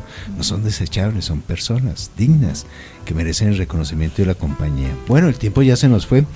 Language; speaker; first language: Spanish; native; Spanish